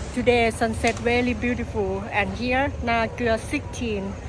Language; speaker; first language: English; non-native, learner; Thai